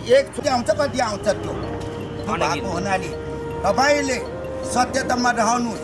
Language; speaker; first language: Nepali; non-native, local second language; Eastern Tamang